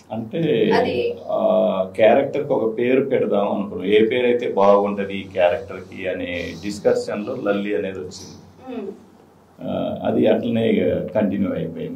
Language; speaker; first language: Telugu; native; Telugu